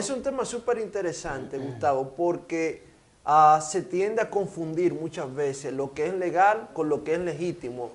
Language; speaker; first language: Spanish; native; Spanish